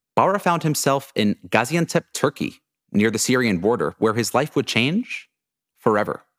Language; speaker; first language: English; native; English